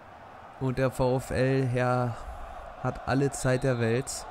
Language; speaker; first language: German; native; German